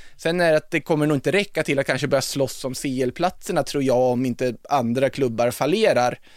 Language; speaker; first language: Swedish; native; Swedish